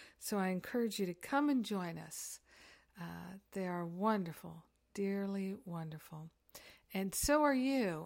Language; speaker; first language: English; native; English